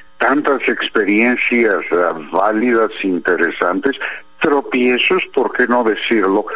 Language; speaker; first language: Spanish; native; Spanish